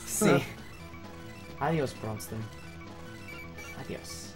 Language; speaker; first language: Spanish; non-native, learner; English